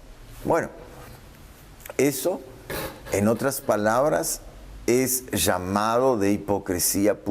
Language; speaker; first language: Spanish; native; Spanish